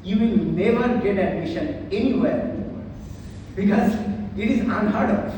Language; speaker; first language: English; non-native, local second language; Bangla